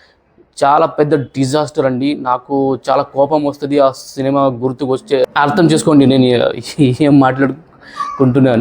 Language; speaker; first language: Telugu; non-native, learner; Marathi